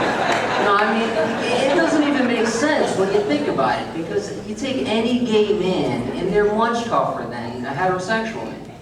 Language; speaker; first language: English; native; English